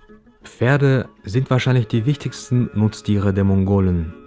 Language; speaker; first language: German; native; German